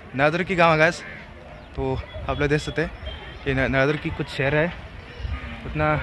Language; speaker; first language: Hindi; non-native, local second language; Kannada